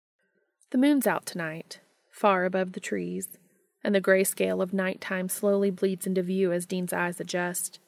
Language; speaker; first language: English; native; English